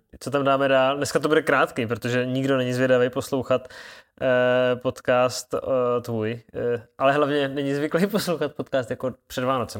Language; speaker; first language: Czech; native; Czech